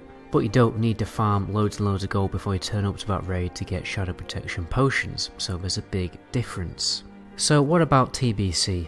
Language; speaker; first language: English; native; English